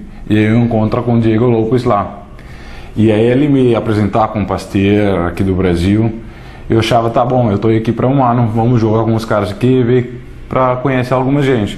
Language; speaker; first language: Portuguese; non-native, learner; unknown